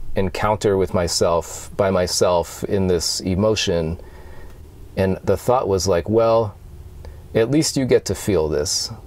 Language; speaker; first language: English; native; English